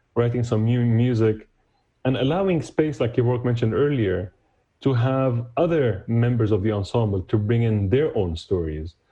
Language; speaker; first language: English; non-native, fluent; Arabic